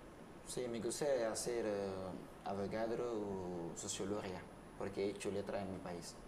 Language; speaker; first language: Spanish; non-native, learner; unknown